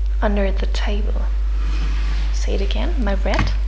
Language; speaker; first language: English; non-native, fluent; German